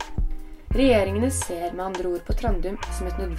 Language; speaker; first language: Norwegian; native; Norwegian